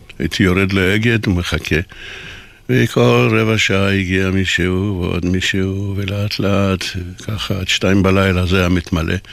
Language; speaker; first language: Hebrew; non-native, fluent; Polish